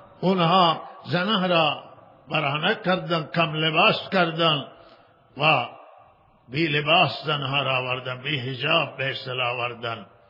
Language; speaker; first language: Persian; non-native, local second language; Baluchi